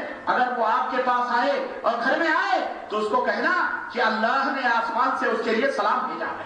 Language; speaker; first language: Urdu; native; Urdu